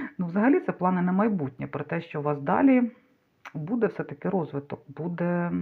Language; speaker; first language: Ukrainian; non-native, local second language; Russian